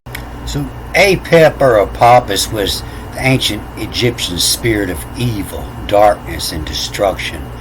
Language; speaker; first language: English; native; English